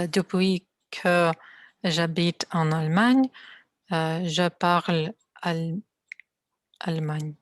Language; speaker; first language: French; non-native, learner; Russian